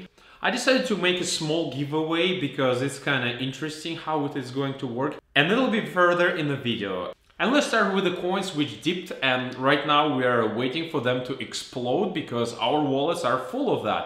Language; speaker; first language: English; non-native, fluent; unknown